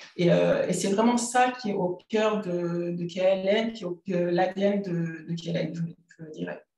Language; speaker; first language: French; native; French